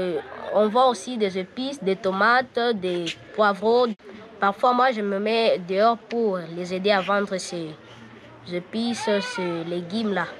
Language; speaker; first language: French; non-native, local second language; Swahili